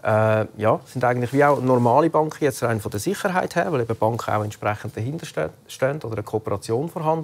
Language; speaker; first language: German; native; German